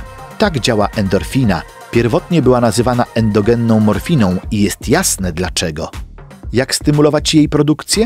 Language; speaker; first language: Polish; native; Polish